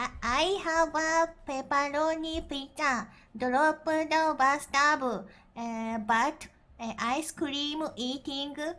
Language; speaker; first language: English; non-native, learner; Japanese